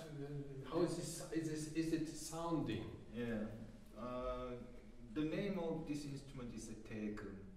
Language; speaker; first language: English; non-native, learner; Korean